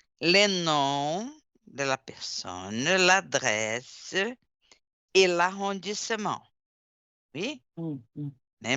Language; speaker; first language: French; non-native, fluent; Portuguese